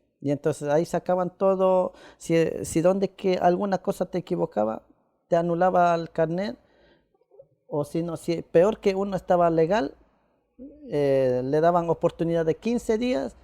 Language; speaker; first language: Spanish; non-native, local second language; Quechua